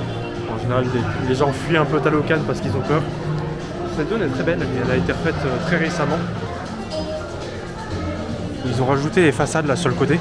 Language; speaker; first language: French; native; French